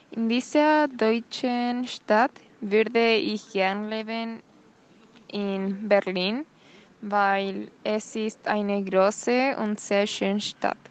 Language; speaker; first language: German; non-native, learner; Spanish